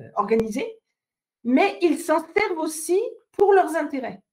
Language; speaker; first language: French; native; French